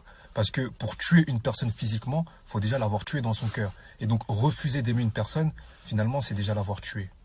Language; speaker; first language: French; native; French